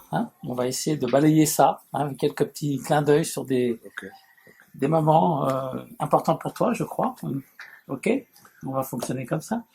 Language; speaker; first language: French; native; French